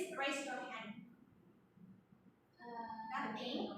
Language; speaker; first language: English; non-native, learner; Indonesian